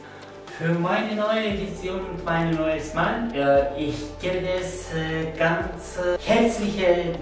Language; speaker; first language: German; non-native, learner; Turkish